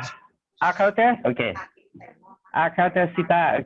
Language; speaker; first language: English; non-native, learner; Thai